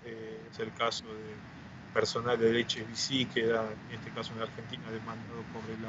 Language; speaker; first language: Spanish; native; Spanish